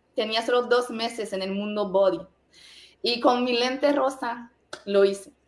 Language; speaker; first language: Spanish; non-native, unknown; French